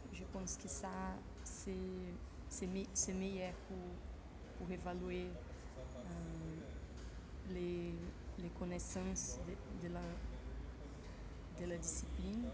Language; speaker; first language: French; non-native, fluent; Portuguese